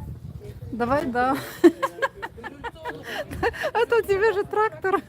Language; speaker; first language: Russian; non-native, local second language; Romanian